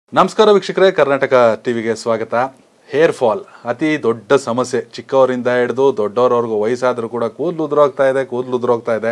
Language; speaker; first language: Kannada; native; Kannada